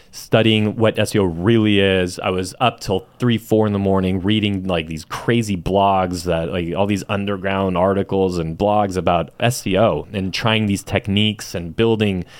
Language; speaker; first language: English; native; English